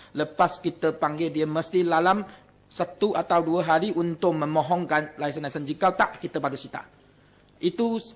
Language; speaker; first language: Malay; non-native, local second language; Chinese